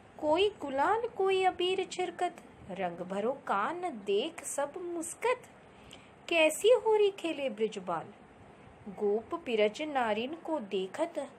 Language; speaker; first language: Hindi; non-native, local second language; Marathi